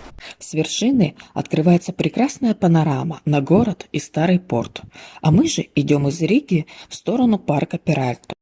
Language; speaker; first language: Russian; native; Russian